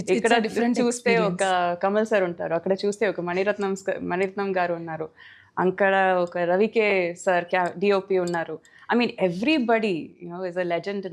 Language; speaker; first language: Telugu; non-native, fluent; Tamil